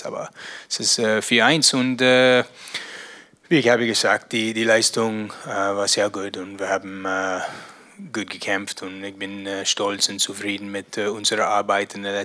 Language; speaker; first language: German; non-native, learner; English